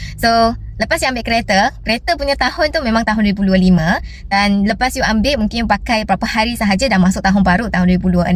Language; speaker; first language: Malay; native; Malay